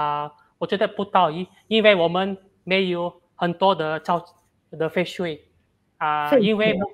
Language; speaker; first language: Chinese; non-native, learner; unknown